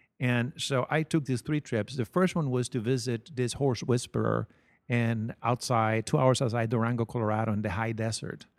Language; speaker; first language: English; non-native, fluent; Spanish